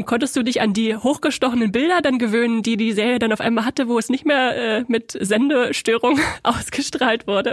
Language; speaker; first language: German; native; German